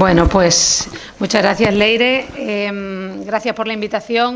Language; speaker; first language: Spanish; native; Spanish